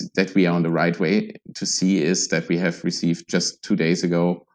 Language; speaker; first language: English; non-native, fluent; German